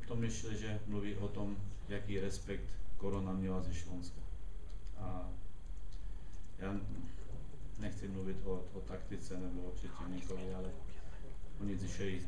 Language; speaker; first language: Polish; non-native, learner; Czech